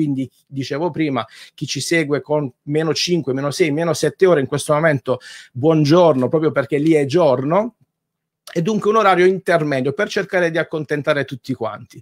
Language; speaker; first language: Italian; native; Italian